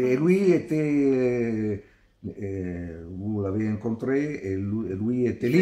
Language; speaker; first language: French; non-native, learner; Italian